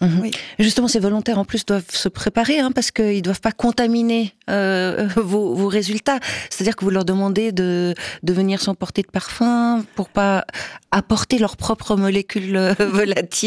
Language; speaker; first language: French; native; French